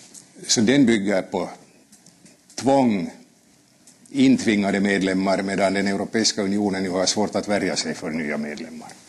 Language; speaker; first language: Swedish; native; Swedish